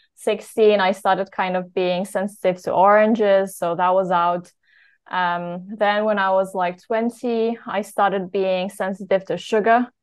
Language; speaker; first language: English; non-native, fluent; Polish